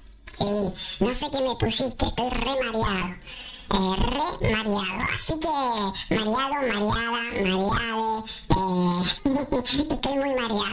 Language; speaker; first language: Spanish; native; Spanish